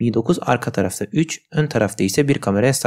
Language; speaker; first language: Turkish; native; Turkish